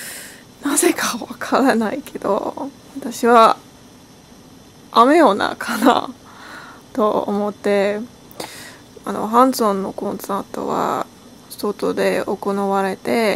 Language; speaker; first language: Japanese; non-native, learner; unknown